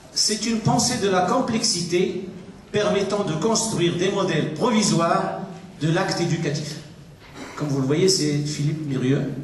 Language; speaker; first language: French; non-native, local second language; Arabic